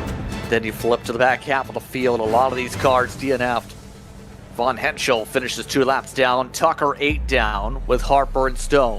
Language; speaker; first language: English; native; English